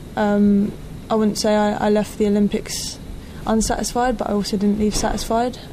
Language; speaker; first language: English; native; English